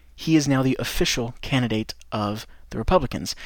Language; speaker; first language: English; native; English